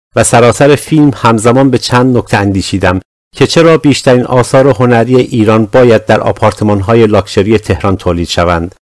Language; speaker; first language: Persian; non-native, local second language; Azerbaijani